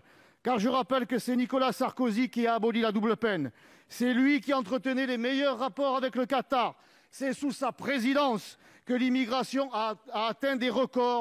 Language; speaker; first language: French; native; French